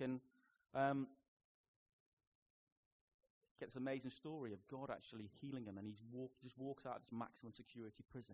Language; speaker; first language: English; native; English